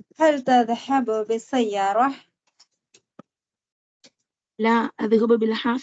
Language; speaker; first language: Arabic; non-native, learner; Tamil